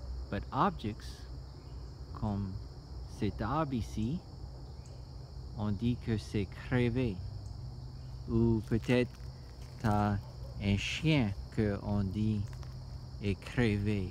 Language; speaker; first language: French; early bilingual, heritage; French